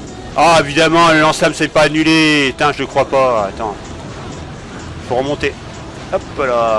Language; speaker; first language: French; native; French